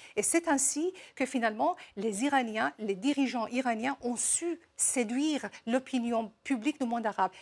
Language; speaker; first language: French; non-native, fluent; Persian